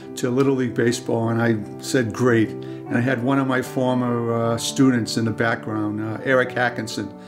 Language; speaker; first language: English; native; English